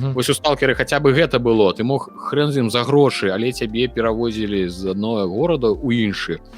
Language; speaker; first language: Belarusian; non-native, local second language; Russian